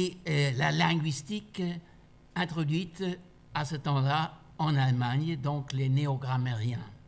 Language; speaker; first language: French; non-native, fluent; German